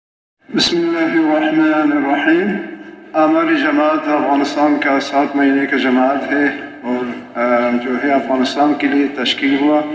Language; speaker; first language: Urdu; non-native, local second language; Pashto